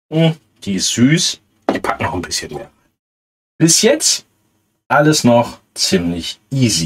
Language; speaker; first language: German; native; German